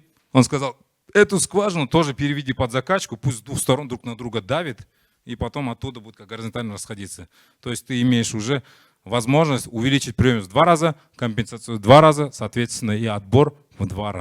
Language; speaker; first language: Russian; native; Russian